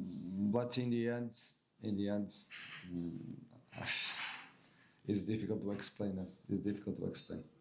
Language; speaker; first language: English; non-native, fluent; Portuguese